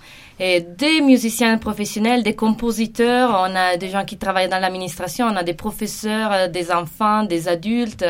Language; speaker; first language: French; non-native, fluent; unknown